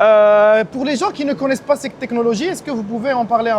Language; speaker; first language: French; non-native, local second language; Arabic